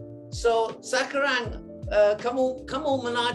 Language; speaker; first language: Indonesian; non-native, learner; English